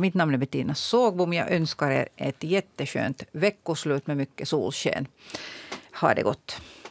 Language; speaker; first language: Swedish; native; Swedish